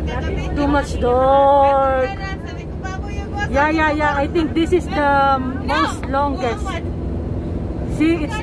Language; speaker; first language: English; non-native, local second language; Filipino